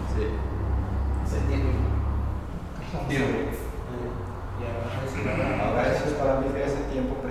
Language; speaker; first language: Spanish; non-native, local second language; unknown